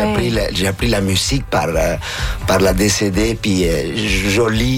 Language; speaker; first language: French; non-native, fluent; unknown